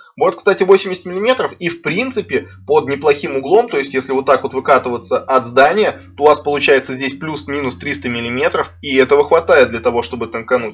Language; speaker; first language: Russian; native; Russian